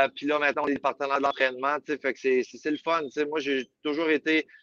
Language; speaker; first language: French; native; French